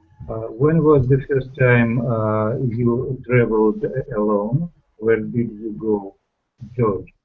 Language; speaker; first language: English; non-native, learner; Russian